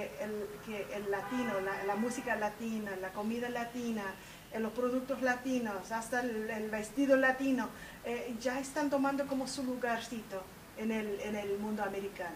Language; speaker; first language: Spanish; early bilingual, heritage; Spanish